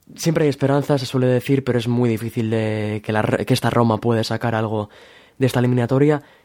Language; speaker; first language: Spanish; native; Spanish